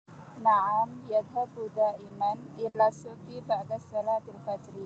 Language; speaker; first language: Arabic; non-native, learner; Indonesian